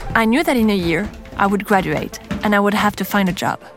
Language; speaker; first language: English; non-native, fluent; French